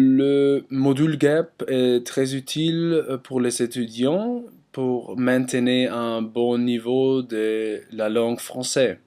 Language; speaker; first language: French; non-native, learner; German